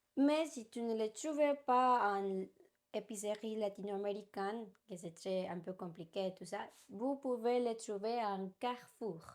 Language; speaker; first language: French; non-native, learner; Spanish